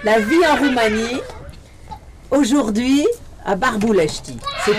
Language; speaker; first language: French; native; French